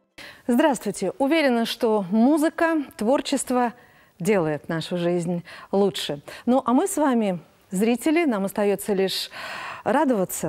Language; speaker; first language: Russian; native; Russian